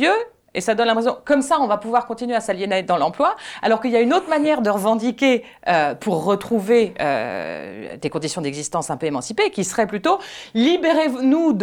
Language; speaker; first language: French; native; French